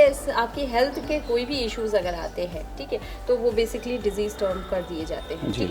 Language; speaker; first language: Hindi; native; Hindi